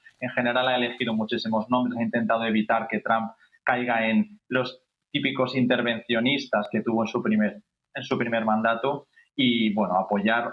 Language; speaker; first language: Spanish; native; Spanish